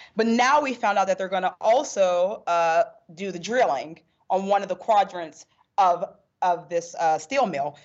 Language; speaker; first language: English; native; English